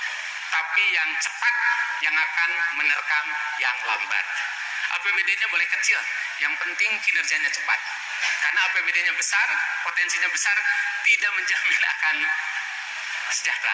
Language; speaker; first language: Indonesian; non-native, local second language; Sundanese